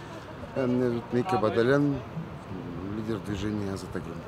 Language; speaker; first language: Russian; non-native, fluent; Armenian